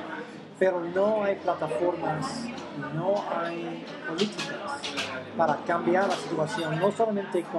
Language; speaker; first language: Spanish; non-native, fluent; English